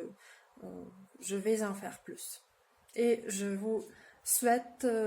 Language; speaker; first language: French; non-native, fluent; Russian